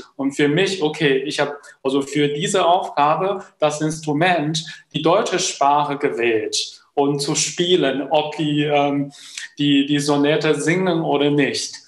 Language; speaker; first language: German; non-native, fluent; Chinese